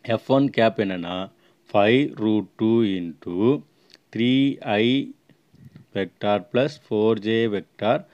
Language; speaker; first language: Tamil; native; Tamil